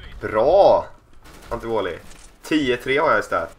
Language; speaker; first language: Swedish; native; Swedish